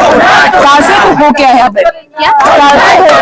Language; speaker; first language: Hindi; non-native, local second language; Bangla